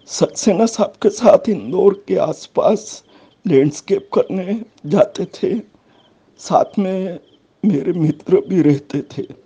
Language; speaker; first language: Hindi; native; Hindi